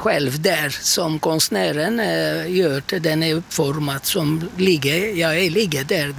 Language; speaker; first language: Swedish; non-native, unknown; Turkish